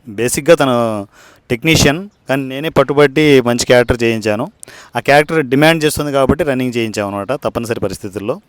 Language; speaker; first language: Telugu; native; Telugu